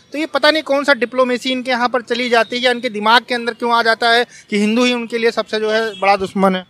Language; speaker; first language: Hindi; native; Hindi